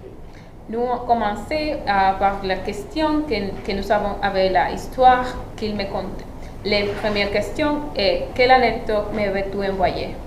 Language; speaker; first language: French; non-native, learner; Spanish